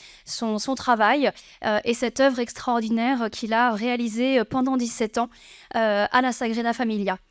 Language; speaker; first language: French; native; French